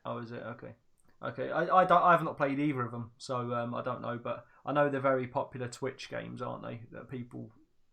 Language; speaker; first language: English; native; English